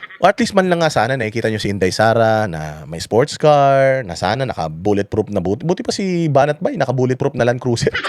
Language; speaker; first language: Filipino; non-native, local second language; Iloko